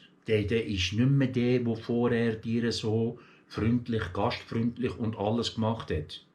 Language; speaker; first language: German; early bilingual, other home language; Turkish